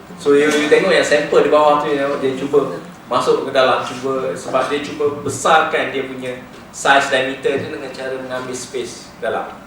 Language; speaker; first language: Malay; native; Malay